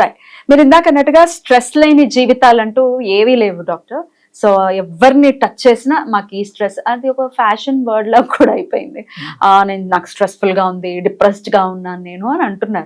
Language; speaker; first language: Telugu; native; Telugu